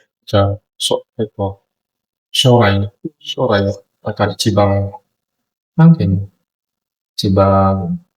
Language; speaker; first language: Japanese; non-native, learner; Indonesian